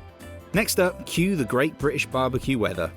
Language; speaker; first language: English; native; English